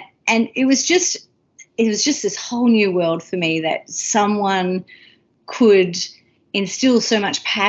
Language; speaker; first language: English; native; English